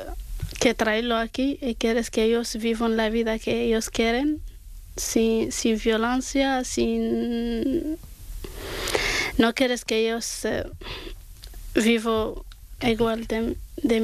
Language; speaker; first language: Spanish; non-native, learner; Arabic